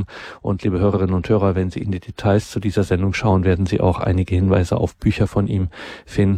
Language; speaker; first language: German; native; German